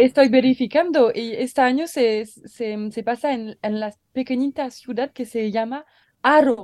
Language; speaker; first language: Spanish; non-native, learner; French